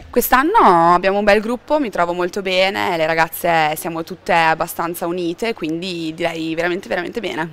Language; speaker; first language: Italian; native; Italian